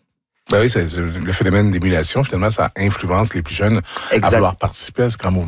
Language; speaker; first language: French; native; French